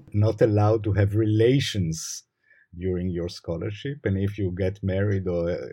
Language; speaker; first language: English; non-native, fluent; Hebrew